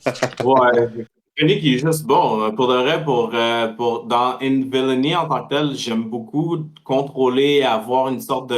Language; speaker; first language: French; native; French